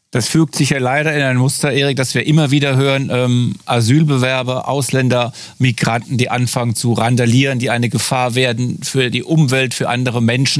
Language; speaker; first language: German; native; German